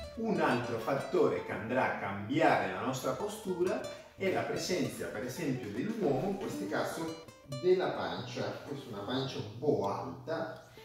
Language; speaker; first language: Italian; non-native, fluent; Spanish